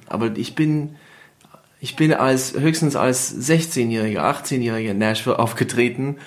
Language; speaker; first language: German; non-native, fluent; English